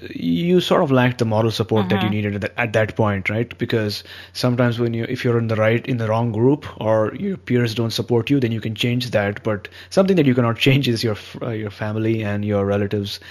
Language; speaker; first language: English; non-native, local second language; Hindi